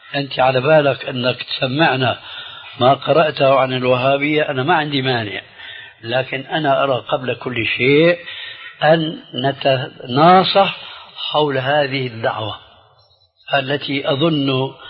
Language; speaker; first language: Arabic; early bilingual, other home language; Albanian